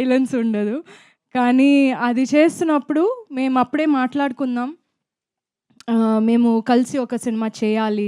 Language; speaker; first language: Telugu; non-native, fluent; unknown